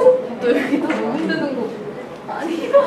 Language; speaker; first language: Korean; native; Korean